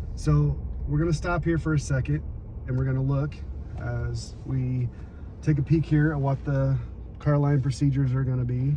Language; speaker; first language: English; native; English